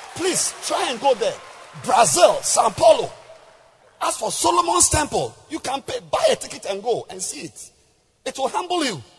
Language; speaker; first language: English; non-native, local second language; Akan